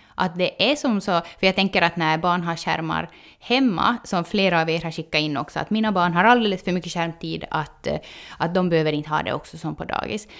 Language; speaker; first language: Swedish; native; Swedish